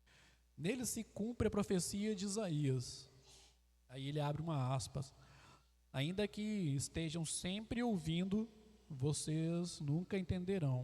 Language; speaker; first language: Portuguese; native; Portuguese